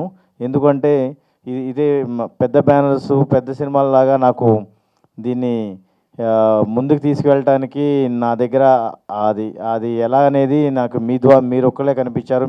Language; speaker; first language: Telugu; native; Telugu